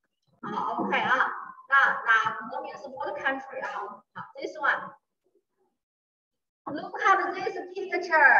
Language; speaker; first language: English; non-native, learner; Chinese